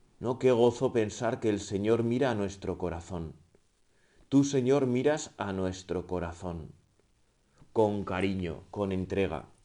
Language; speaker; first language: Spanish; native; Spanish